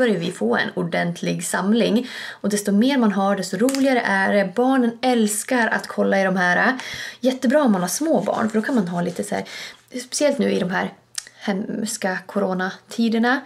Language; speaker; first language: Swedish; native; Swedish